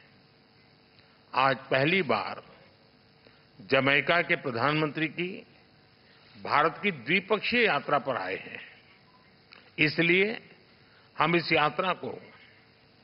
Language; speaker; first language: Hindi; native; Hindi